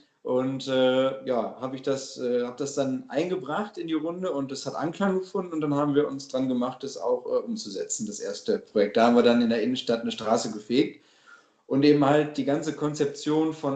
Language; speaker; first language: German; native; German